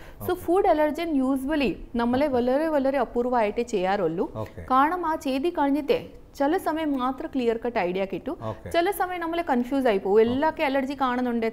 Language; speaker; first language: Malayalam; non-native, fluent; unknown